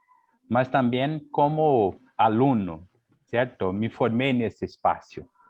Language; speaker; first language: Spanish; non-native, learner; Portuguese